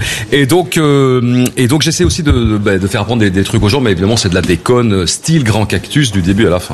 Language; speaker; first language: French; native; French